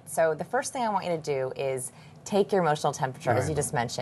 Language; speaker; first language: English; native; English